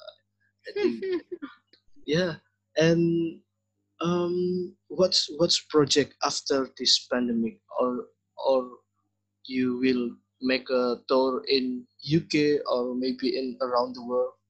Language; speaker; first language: English; non-native, learner; Indonesian